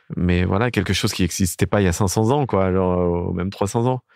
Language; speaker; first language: French; native; French